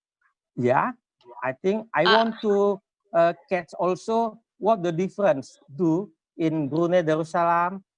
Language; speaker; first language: English; non-native, local second language; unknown